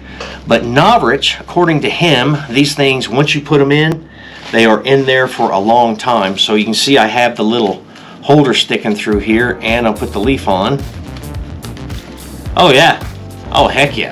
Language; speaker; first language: English; native; English